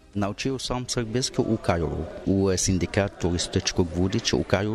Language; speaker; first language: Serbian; non-native, learner; Arabic